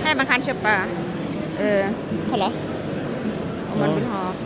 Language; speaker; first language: Swedish; non-native, learner; Thai